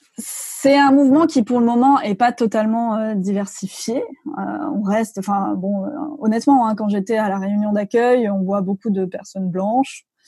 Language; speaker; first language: French; native; French